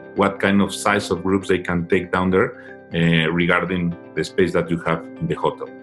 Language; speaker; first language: English; non-native, fluent; Spanish